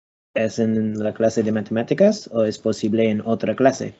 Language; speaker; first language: Spanish; non-native, learner; English